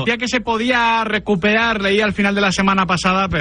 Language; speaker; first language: Spanish; native; Spanish